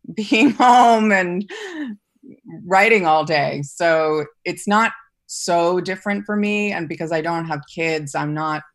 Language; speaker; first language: English; native; English